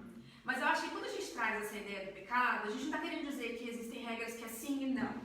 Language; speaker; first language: Portuguese; native; Portuguese